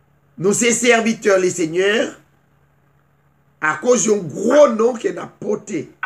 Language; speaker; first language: French; non-native, local second language; Haitian Creole